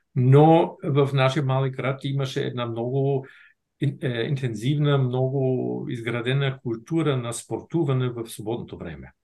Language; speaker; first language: Bulgarian; non-native, fluent; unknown